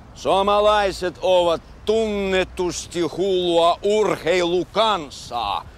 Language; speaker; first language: Finnish; non-native, fluent; Russian